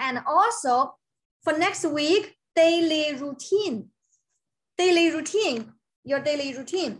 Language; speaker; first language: English; non-native, fluent; Chinese